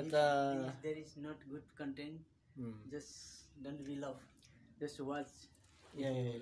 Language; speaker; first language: English; non-native, learner; Nepali